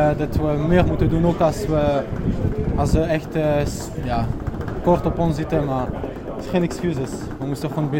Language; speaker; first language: Dutch; non-native, fluent; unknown